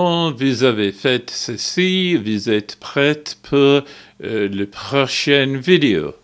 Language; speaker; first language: French; non-native, learner; English